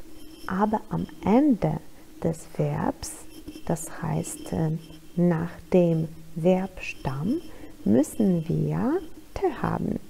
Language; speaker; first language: German; non-native, fluent; Polish